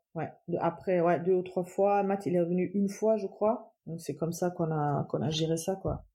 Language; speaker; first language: French; non-native, fluent; German